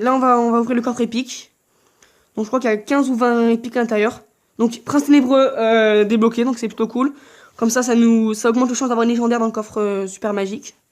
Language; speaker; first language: French; native; French